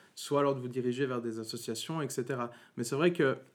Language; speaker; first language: French; native; French